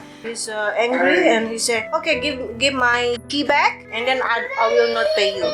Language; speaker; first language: English; non-native, learner; Indonesian